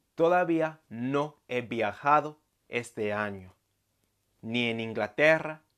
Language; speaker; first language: Spanish; non-native, fluent; English